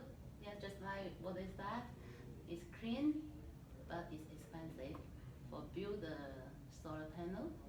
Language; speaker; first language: English; non-native, learner; Chinese